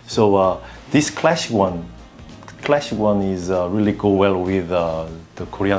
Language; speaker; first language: English; non-native, learner; Korean